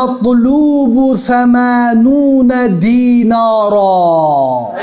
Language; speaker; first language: Arabic; non-native, fluent; Urdu